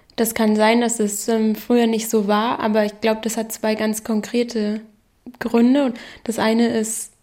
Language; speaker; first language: German; non-native, local second language; Danish